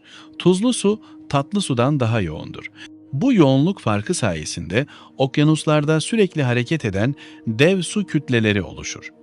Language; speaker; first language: Turkish; native; Turkish